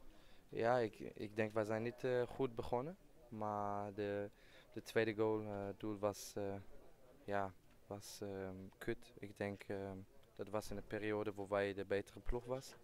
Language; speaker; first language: Dutch; non-native, fluent; German